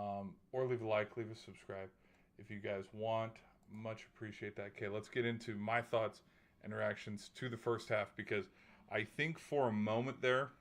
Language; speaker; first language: English; native; English